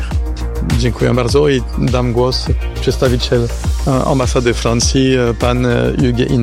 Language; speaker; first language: Polish; non-native, fluent; French